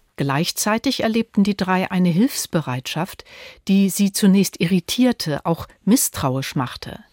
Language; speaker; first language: German; native; German